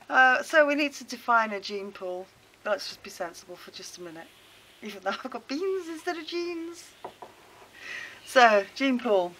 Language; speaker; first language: English; native; English